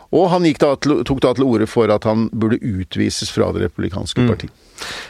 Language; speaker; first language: Norwegian; native; Norwegian